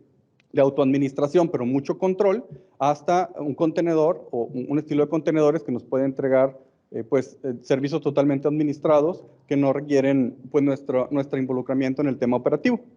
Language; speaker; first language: Spanish; native; Spanish